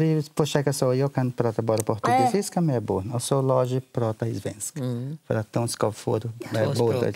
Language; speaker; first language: Swedish; non-native, learner; Portuguese